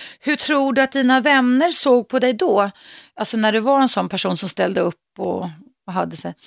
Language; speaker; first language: Swedish; native; Swedish